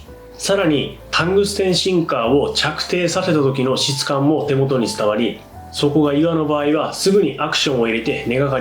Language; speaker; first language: Japanese; native; Japanese